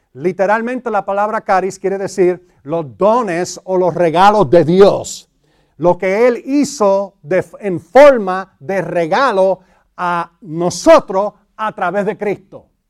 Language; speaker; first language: Spanish; early bilingual, heritage; Spanish